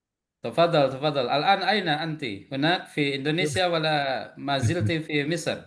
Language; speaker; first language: Arabic; non-native, fluent; Indonesian